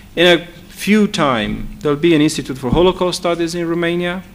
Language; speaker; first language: English; non-native, fluent; Romanian